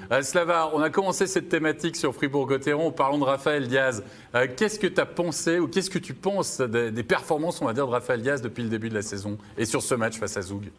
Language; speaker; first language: French; native; French